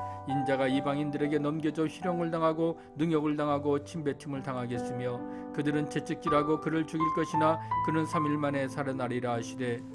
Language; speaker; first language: Korean; native; Korean